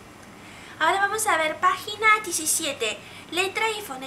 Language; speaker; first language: Spanish; non-native, learner; Chinese